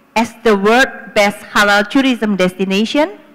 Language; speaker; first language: English; non-native, fluent; Indonesian